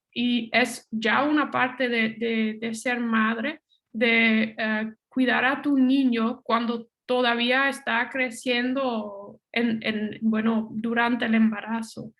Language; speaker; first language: Spanish; non-native, fluent; Dutch